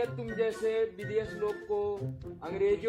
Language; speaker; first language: Hindi; non-native, local second language; Bhojpuri